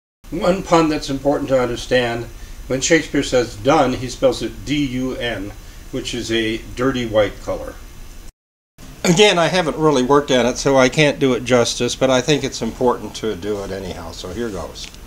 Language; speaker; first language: English; native; English